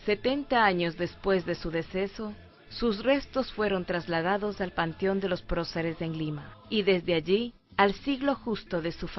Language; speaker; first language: Spanish; native; Spanish